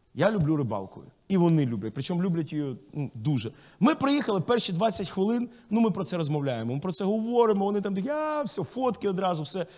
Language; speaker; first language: Ukrainian; non-native, local second language; Russian